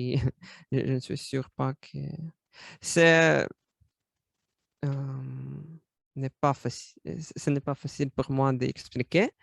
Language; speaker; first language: French; non-native, learner; Russian